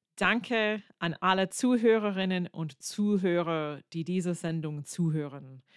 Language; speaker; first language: German; non-native, fluent; English